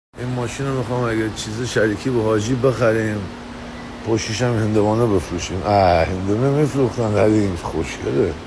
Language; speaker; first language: Persian; native; Persian